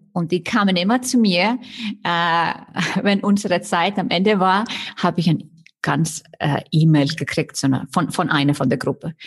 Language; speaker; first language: German; non-native, fluent; Icelandic